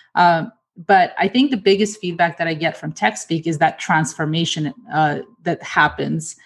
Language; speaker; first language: English; early bilingual, other home language; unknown